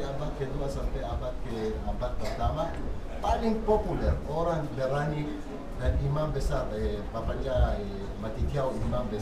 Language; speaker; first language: Indonesian; non-native, fluent; Hebrew